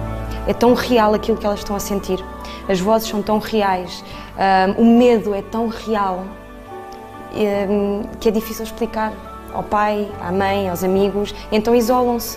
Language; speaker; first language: Portuguese; native; Portuguese